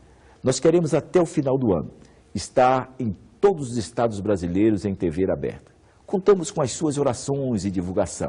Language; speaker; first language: Portuguese; native; Portuguese